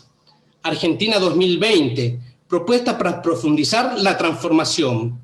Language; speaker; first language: Spanish; native; Spanish